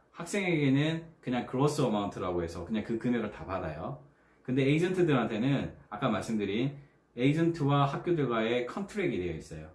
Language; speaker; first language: Korean; native; Korean